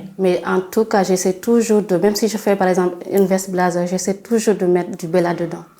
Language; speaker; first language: French; non-native, local second language; Fula